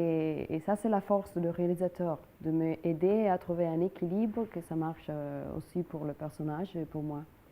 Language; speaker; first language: French; non-native, fluent; Italian